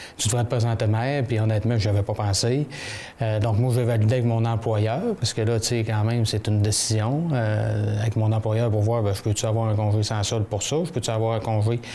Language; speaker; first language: French; native; French